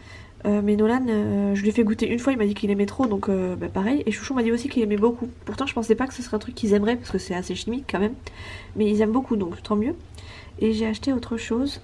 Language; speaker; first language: French; native; French